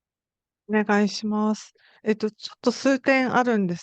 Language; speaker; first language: Japanese; native; Japanese